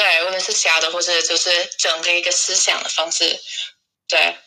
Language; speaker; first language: Chinese; non-native, fluent; English